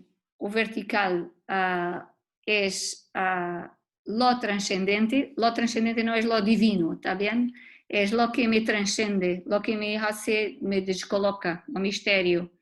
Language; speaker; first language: Spanish; non-native, learner; Portuguese